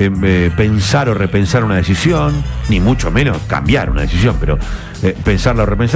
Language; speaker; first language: Spanish; native; Spanish